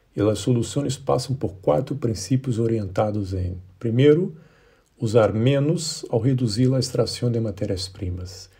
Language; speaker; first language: Portuguese; native; Portuguese